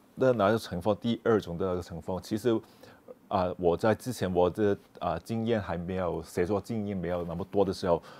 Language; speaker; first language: Chinese; non-native, local second language; Cantonese